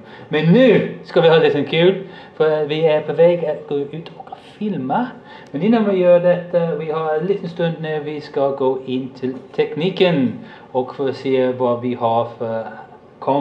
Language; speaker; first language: Swedish; non-native, fluent; English